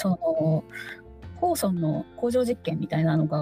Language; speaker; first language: Japanese; native; Japanese